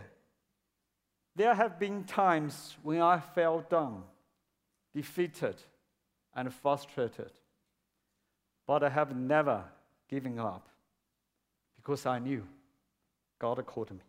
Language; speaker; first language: English; non-native, fluent; Chinese